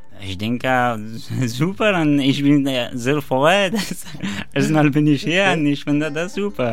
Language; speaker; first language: German; non-native, learner; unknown